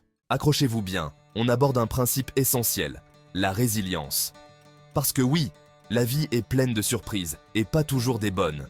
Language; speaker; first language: French; native; French